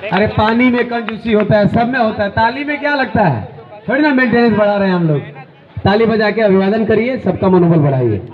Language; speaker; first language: Hindi; non-native, local second language; Marathi